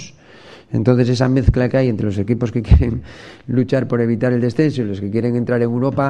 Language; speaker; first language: Spanish; native; Spanish